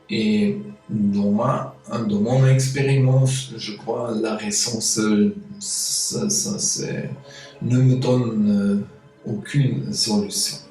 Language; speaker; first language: French; non-native, fluent; German